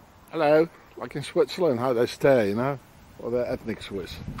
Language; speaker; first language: English; non-native, fluent; French